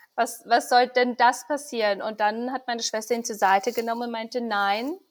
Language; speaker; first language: German; early bilingual, other home language; Persian